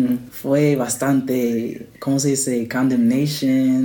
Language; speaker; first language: Spanish; non-native, learner; English